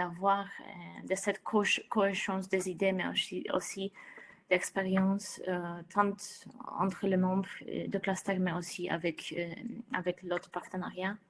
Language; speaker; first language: French; non-native, fluent; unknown